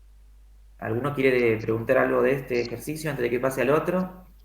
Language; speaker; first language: Spanish; native; Spanish